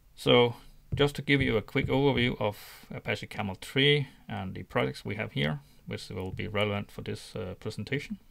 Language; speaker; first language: English; non-native, fluent; Danish